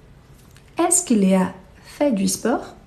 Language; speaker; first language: French; non-native, fluent; Portuguese